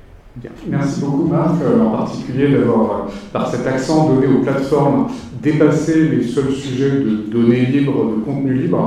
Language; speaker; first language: French; native; French